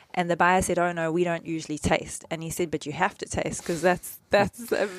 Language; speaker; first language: English; native; English